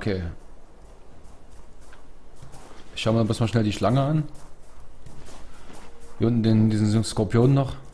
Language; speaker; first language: German; native; German